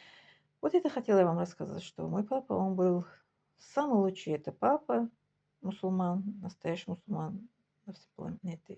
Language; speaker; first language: Russian; non-native, local second language; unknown